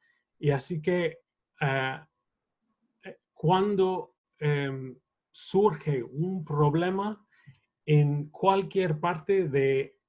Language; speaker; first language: Spanish; non-native, fluent; English